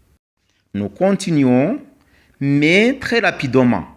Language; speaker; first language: French; non-native, local second language; Kinyarwanda